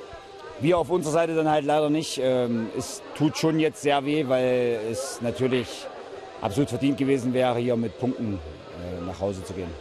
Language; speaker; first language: German; native; German